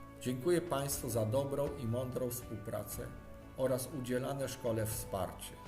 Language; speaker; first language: Polish; native; Polish